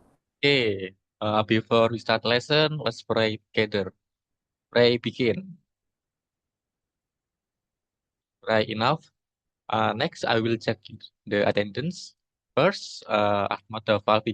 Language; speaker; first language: English; non-native, learner; Indonesian